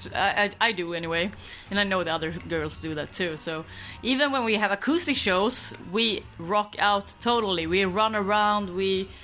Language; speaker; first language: English; non-native, fluent; Swedish